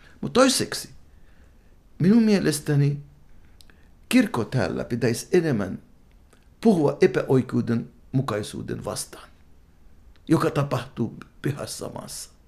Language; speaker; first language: Finnish; non-native, fluent; Arabic